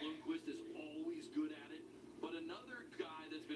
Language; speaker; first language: English; native; English